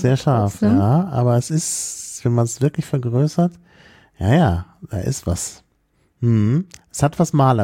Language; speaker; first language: German; native; German